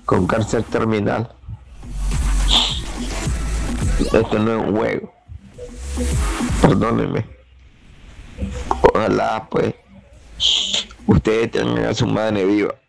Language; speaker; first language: Spanish; native; Spanish